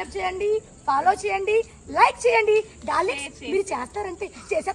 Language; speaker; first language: Telugu; native; Telugu